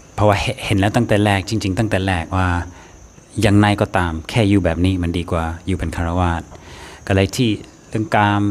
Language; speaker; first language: Thai; non-native, fluent; English